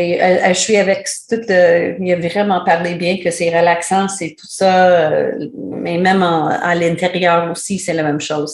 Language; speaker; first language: French; non-native, learner; English